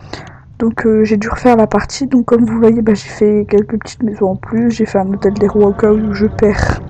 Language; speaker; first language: French; native; French